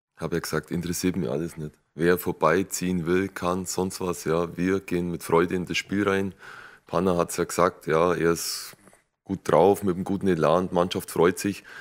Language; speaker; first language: German; native; German